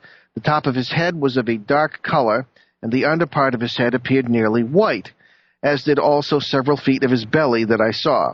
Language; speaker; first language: English; native; English